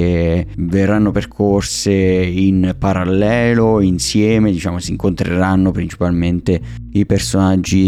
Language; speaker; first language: Italian; native; Italian